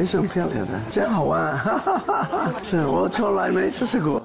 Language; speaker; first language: Chinese; non-native, learner; Finnish